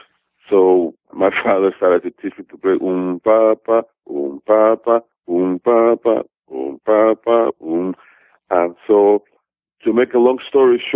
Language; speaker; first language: English; non-native, fluent; Spanish